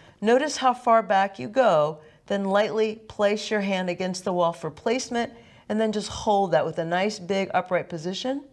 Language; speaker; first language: English; native; English